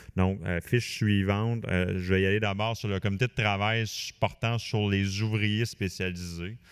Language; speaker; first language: French; native; French